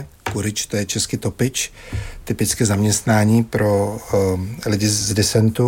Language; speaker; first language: Czech; native; Czech